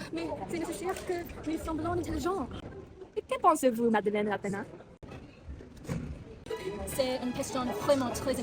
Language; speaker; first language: French; non-native, learner; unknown